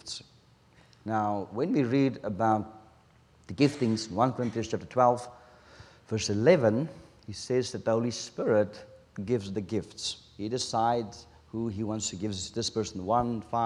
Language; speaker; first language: English; non-native, local second language; Afrikaans